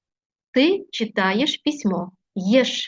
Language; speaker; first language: Russian; non-native, fluent; Uzbek